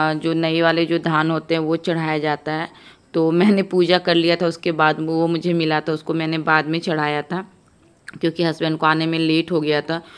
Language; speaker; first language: Hindi; native; Hindi